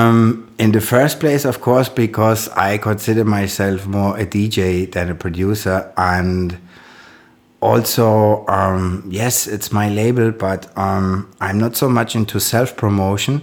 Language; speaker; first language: English; non-native, fluent; German